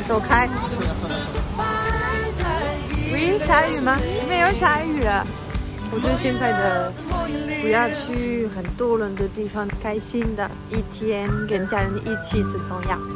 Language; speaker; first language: Chinese; non-native, fluent; French